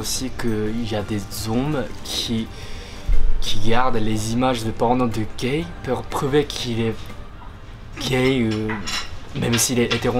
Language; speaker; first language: French; non-native, fluent; Japanese